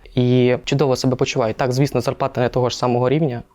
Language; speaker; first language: Ukrainian; non-native, local second language; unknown